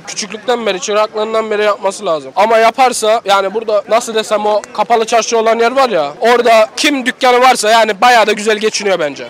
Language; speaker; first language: Turkish; early bilingual, heritage; Turkish